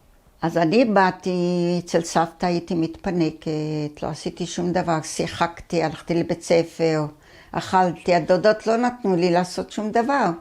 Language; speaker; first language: Hebrew; early bilingual, other home language; Arabic